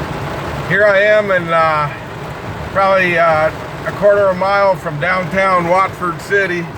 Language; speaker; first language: English; native; English